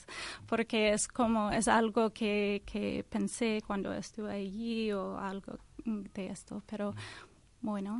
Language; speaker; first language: Spanish; non-native, learner; English